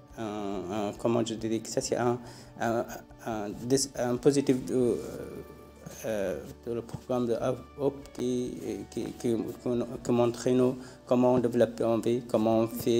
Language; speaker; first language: French; non-native, learner; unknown